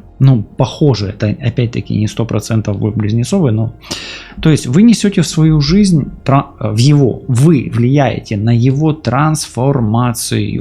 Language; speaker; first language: Russian; native; Russian